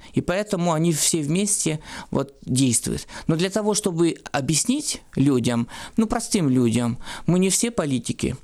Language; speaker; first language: Russian; non-native, fluent; French